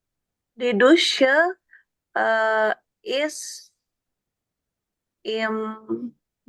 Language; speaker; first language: German; non-native, learner; Indonesian